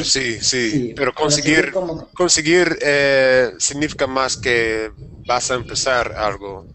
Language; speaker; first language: Spanish; non-native, learner; English